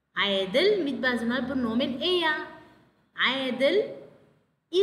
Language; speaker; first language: German; non-native, fluent; Arabic